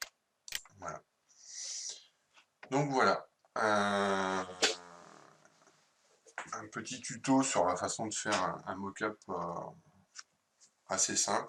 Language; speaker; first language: French; native; French